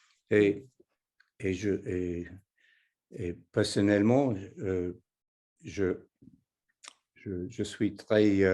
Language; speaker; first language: French; non-native, fluent; English